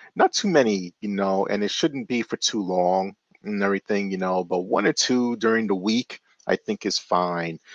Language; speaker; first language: English; native; English